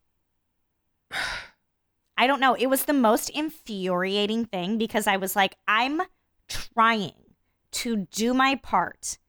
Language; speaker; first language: English; native; English